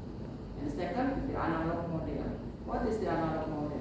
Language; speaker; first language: English; non-native, learner; Indonesian